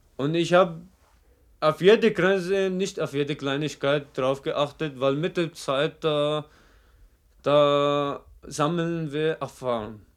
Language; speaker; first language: German; non-native, fluent; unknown